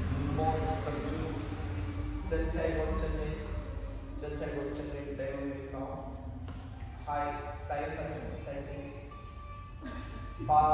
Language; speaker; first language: Vietnamese; non-native, learner; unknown